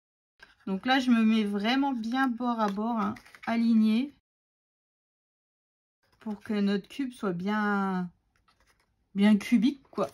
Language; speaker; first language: French; native; French